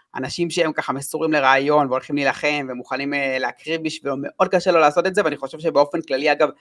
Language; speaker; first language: Hebrew; native; Hebrew